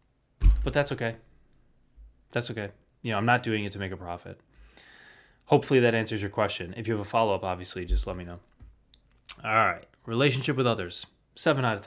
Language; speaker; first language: English; native; English